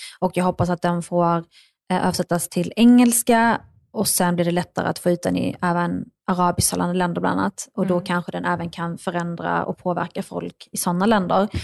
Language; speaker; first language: Swedish; early bilingual, other home language; Arabic